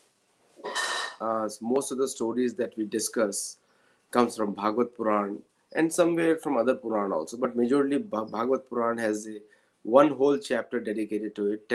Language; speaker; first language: English; non-native, local second language; Marathi